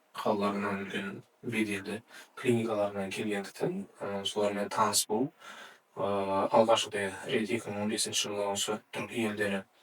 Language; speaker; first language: Kazakh; native; Kazakh